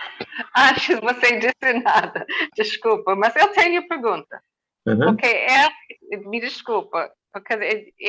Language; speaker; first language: Portuguese; non-native, learner; English